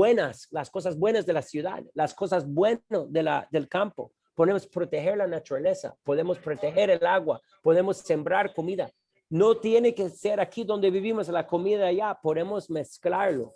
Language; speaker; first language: Spanish; non-native, fluent; English